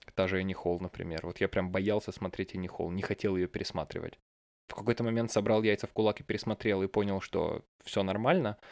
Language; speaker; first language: Russian; native; Russian